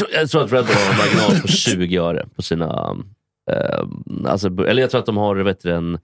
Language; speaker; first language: Swedish; native; Swedish